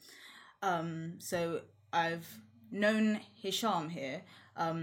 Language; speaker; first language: English; native; English